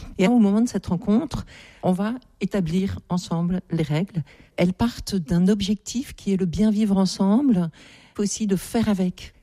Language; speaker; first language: French; native; French